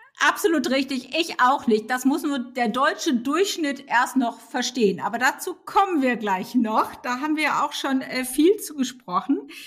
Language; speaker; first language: German; native; German